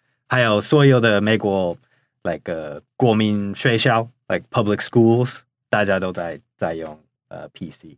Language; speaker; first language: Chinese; non-native, fluent; English